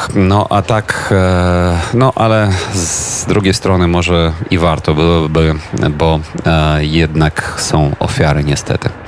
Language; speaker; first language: Polish; non-native, fluent; Ukrainian